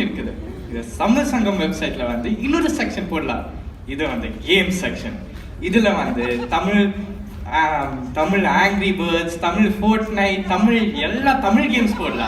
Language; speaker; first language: Tamil; early bilingual, heritage; Tamil